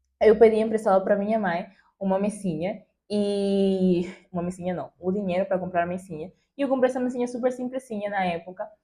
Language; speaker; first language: Portuguese; non-native, fluent; Spanish